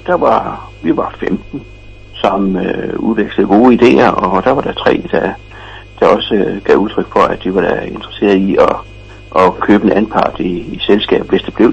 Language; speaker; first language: Danish; native; Danish